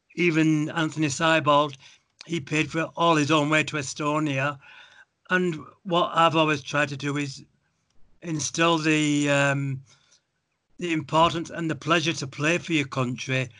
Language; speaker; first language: English; native; English